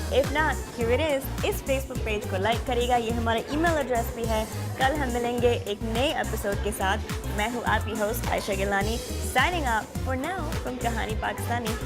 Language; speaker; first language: Urdu; native; Urdu